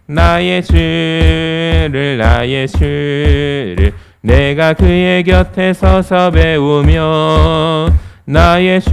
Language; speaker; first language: Korean; native; Korean